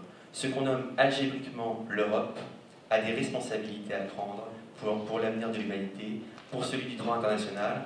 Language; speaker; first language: French; native; French